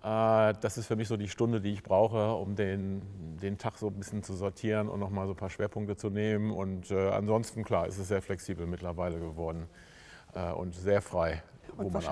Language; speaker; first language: German; native; German